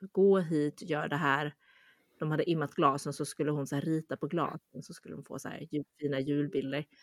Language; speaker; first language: Swedish; early bilingual, other home language; Chinese